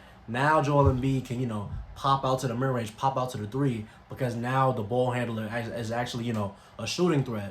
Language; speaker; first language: English; native; English